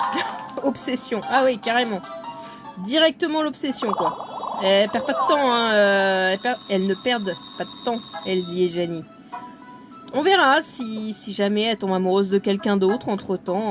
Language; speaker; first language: French; native; French